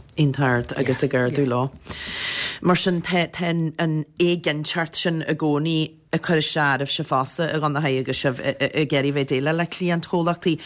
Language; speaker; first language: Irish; native; Irish